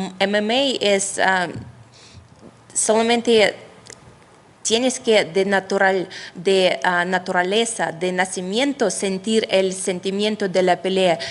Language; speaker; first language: Spanish; non-native, fluent; Russian